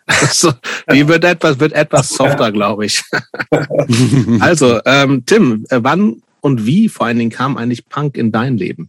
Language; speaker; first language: German; native; German